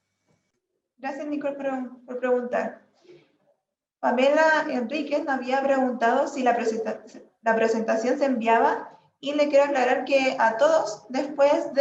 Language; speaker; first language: Spanish; native; Spanish